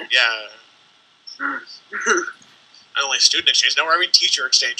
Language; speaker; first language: English; native; English